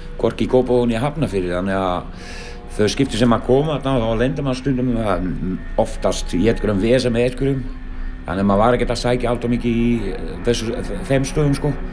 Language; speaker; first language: Icelandic; non-native, fluent; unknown